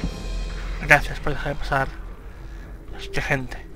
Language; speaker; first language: Spanish; native; Spanish